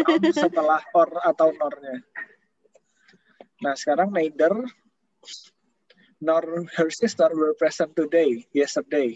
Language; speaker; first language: English; non-native, fluent; Indonesian